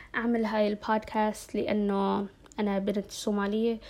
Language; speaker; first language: Arabic; non-native, learner; Somali